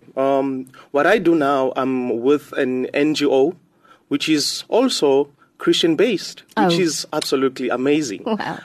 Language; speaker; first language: English; non-native, local second language; Xhosa